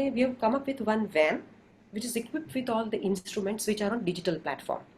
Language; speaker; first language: English; non-native, local second language; Gujarati